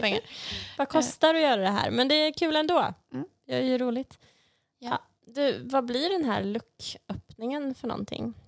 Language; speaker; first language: Swedish; native; Swedish